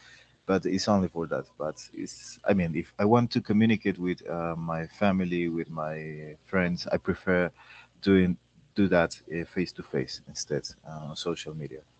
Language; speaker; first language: English; non-native, learner; Spanish